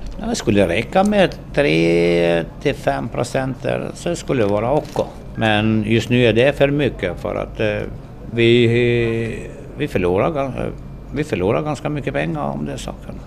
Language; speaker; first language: Swedish; non-native, fluent; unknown